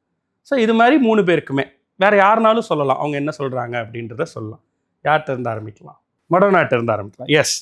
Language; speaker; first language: Tamil; native; Tamil